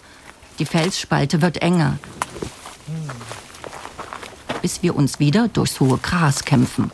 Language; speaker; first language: German; native; German